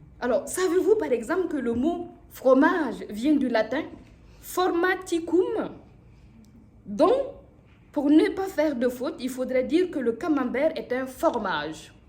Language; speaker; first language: French; non-native, local second language; Mossi